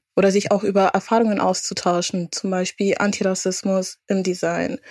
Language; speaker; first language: German; native; German